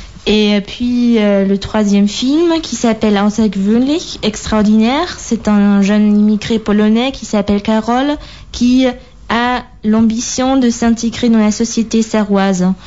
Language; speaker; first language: French; non-native, fluent; German